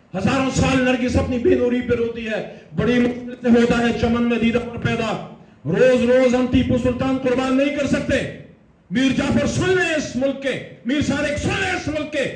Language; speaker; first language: Urdu; non-native, local second language; Pashto